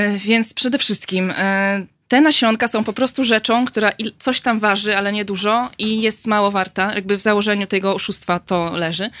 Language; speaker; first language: Polish; native; Polish